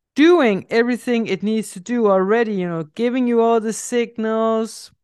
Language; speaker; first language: English; non-native, fluent; Danish